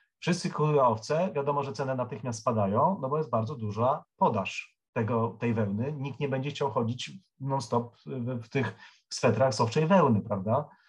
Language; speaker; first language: Polish; native; Polish